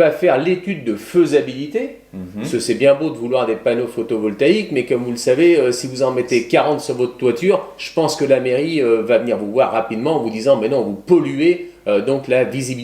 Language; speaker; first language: French; native; French